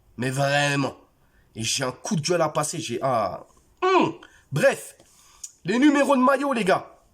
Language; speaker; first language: French; native; French